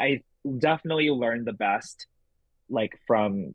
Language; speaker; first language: English; early bilingual, other home language; Indonesian